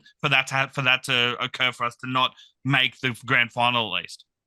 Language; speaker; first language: English; native; English